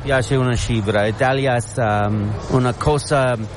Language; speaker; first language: Italian; non-native, learner; English